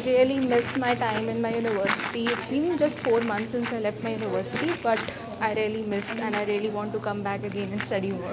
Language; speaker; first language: English; non-native, local second language; Punjabi